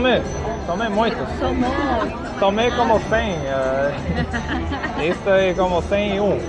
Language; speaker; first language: Portuguese; non-native, learner; English